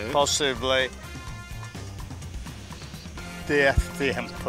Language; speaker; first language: Spanish; non-native, learner; English